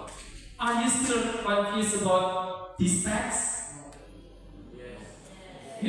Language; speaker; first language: English; non-native, learner; Indonesian